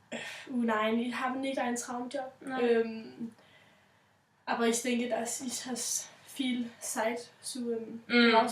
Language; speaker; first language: German; non-native, learner; Danish